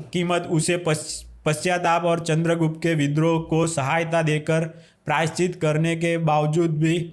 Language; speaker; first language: Hindi; non-native, local second language; Gujarati